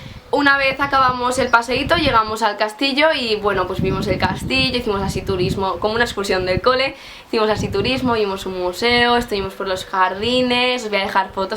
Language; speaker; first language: Spanish; native; Spanish